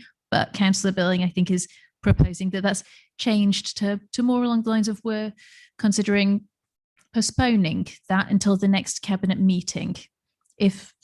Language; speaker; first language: English; native; English